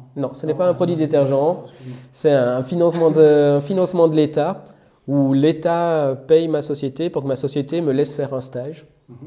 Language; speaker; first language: French; native; French